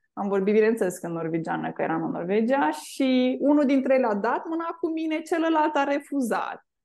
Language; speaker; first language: Romanian; native; Romanian